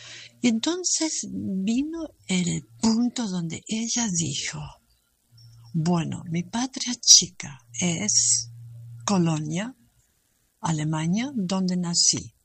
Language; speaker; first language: Spanish; non-native, learner; German